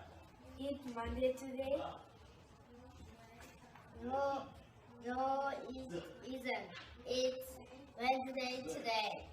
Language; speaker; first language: English; non-native, learner; Japanese